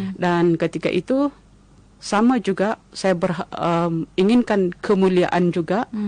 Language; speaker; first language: Malay; non-native, local second language; Central Dusun